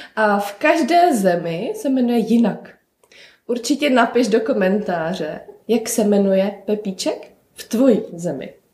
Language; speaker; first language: Czech; native; Czech